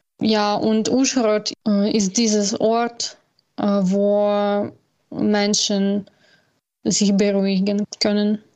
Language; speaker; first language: German; non-native, learner; Ukrainian